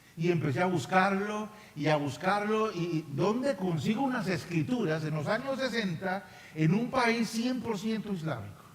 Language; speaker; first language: Spanish; native; Spanish